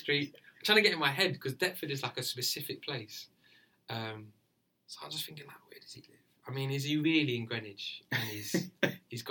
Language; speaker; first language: English; native; English